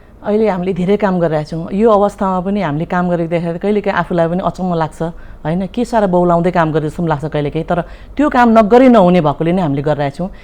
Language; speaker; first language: Nepali; early bilingual, heritage; Nepali